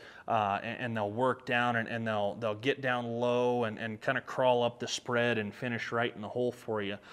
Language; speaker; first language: English; native; English